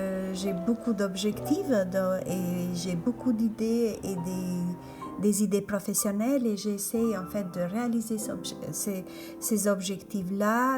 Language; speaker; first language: French; non-native, fluent; Albanian